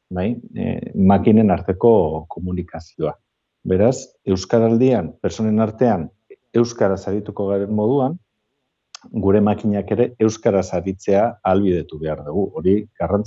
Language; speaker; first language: Basque; native; Basque